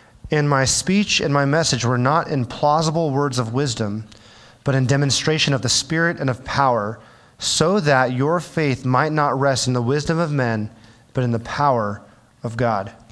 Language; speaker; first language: English; early bilingual, other home language; Chinese